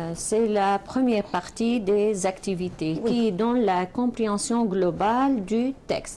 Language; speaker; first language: French; non-native, local second language; Arabic